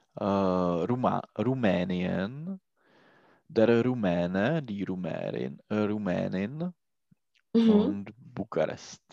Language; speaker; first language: German; non-native, learner; Czech